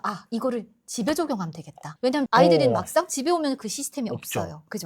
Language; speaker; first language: Korean; native; Korean